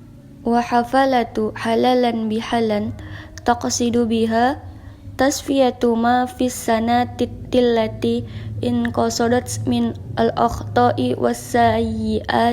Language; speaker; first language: Arabic; non-native, learner; Indonesian